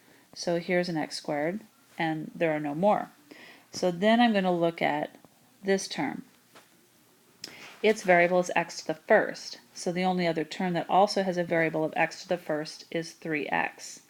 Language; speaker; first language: English; native; English